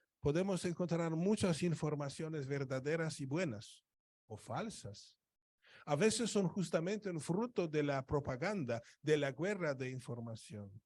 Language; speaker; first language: Spanish; non-native, fluent; Polish